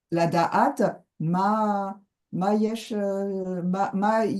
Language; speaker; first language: Hebrew; non-native, learner; French